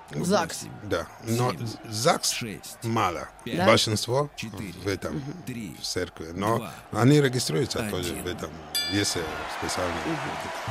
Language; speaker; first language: Russian; non-native, fluent; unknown